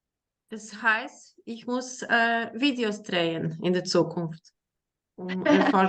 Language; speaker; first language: German; non-native, learner; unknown